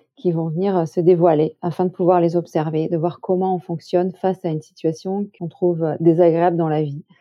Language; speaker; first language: French; native; French